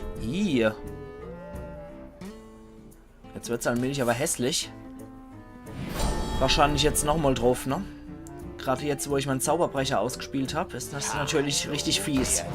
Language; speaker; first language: German; native; German